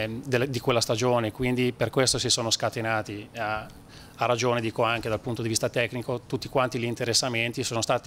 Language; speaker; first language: Italian; native; Italian